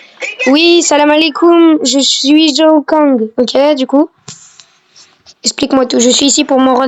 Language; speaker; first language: French; native; French